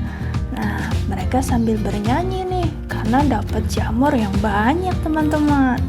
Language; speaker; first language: Indonesian; native; Indonesian